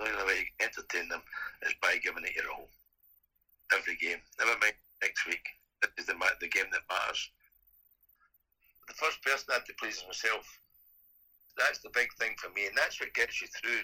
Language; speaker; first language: English; native; English